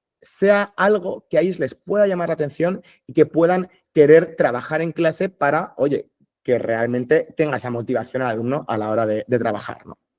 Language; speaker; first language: Spanish; native; Spanish